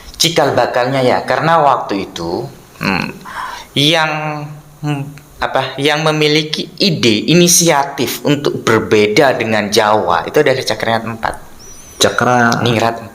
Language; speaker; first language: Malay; non-native, local second language; Madurese